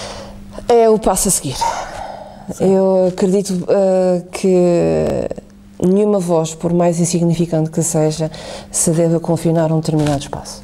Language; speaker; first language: Portuguese; native; Portuguese